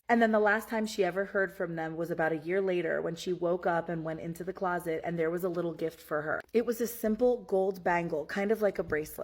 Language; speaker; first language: English; native; English